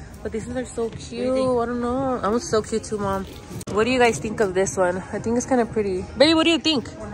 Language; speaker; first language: English; early bilingual, other home language; Spanish